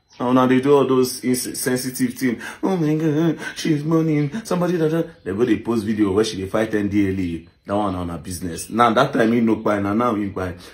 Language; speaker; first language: Nigerian Pidgin; native; Nigerian Pidgin